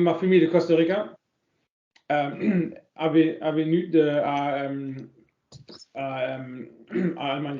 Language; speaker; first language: French; non-native, learner; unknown